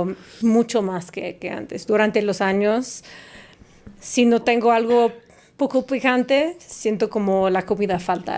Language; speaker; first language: Spanish; non-native, fluent; English